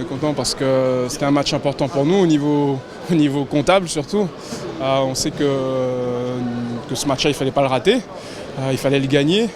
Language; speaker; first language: French; native; French